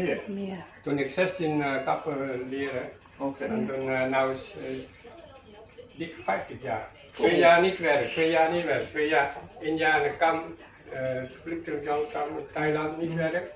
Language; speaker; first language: Dutch; non-native, learner; Lao